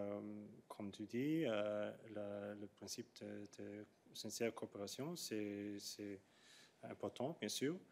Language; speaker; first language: French; non-native, fluent; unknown